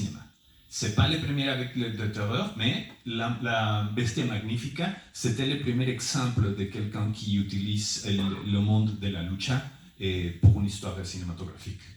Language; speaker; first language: French; non-native, fluent; Spanish